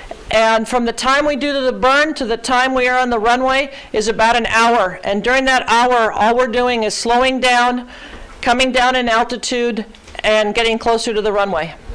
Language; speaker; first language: English; early bilingual, other home language; Ukrainian